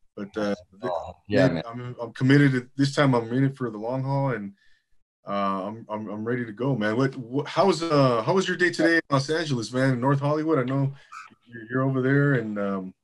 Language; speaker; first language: English; native; English